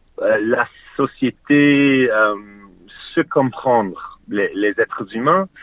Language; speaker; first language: French; non-native, learner; English